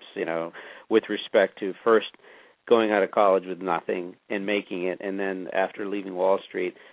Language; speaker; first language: English; native; English